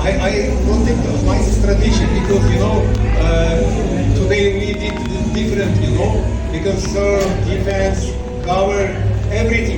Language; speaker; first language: English; non-native, learner; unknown